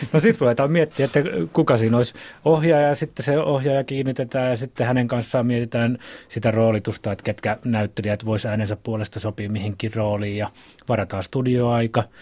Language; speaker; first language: Finnish; native; Finnish